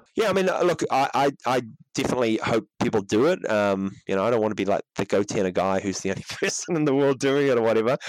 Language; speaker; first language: English; native; English